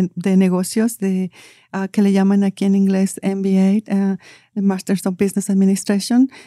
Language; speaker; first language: English; non-native, fluent; Spanish